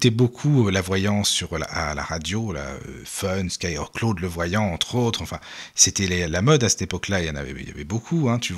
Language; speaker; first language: French; native; French